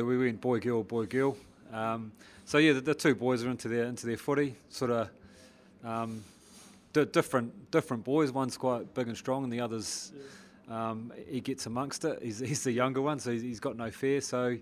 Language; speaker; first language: English; native; English